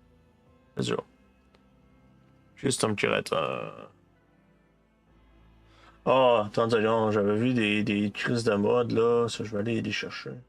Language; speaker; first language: French; native; French